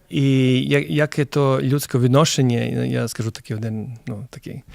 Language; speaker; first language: Ukrainian; non-native, fluent; Croatian